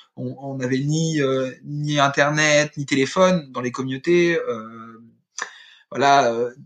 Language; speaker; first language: French; native; French